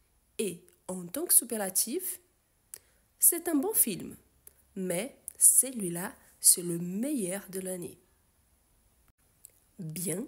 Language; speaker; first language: French; non-native, fluent; Portuguese